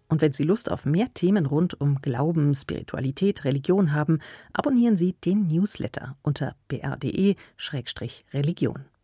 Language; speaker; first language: German; native; German